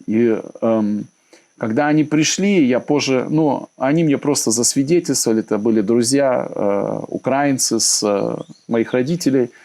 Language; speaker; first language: Russian; native; Russian